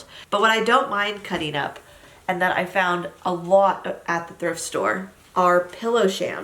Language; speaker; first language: English; native; English